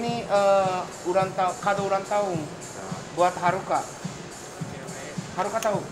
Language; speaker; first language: Indonesian; non-native, fluent; Japanese